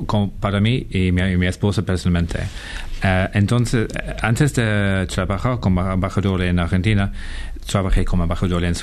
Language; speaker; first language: Spanish; non-native, fluent; English